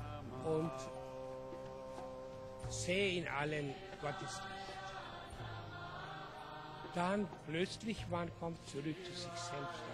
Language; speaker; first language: German; non-native, fluent; Hindi